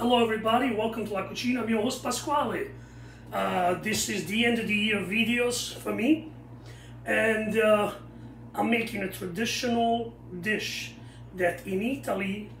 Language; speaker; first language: English; non-native, fluent; Italian